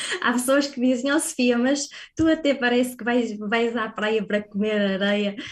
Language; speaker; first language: Portuguese; native; Portuguese